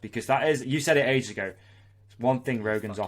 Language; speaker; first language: English; native; English